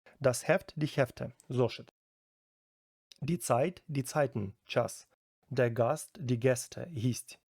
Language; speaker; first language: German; non-native, fluent; Ukrainian